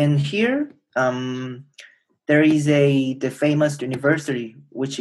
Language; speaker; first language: English; non-native, fluent; Korean